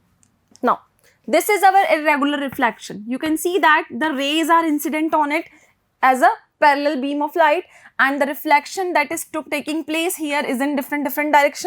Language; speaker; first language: English; non-native, local second language; Hindi